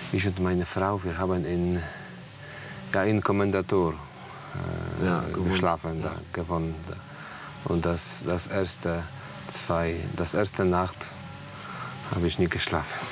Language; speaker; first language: German; non-native, learner; Polish